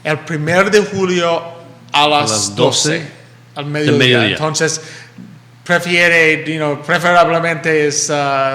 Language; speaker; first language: Spanish; early bilingual, heritage; English